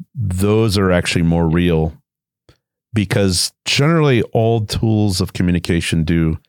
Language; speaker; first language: English; native; English